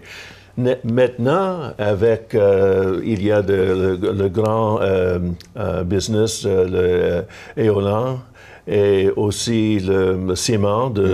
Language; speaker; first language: French; non-native, local second language; English